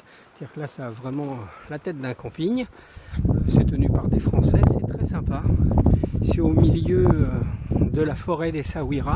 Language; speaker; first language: French; native; French